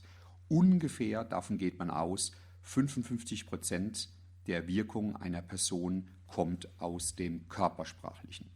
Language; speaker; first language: German; native; German